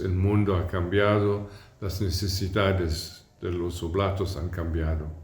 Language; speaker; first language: Spanish; non-native, fluent; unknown